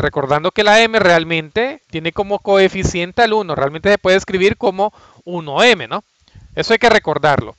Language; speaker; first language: Spanish; native; Spanish